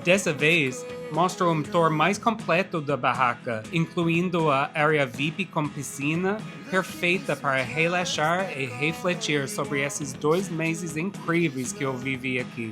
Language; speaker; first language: Portuguese; non-native, fluent; English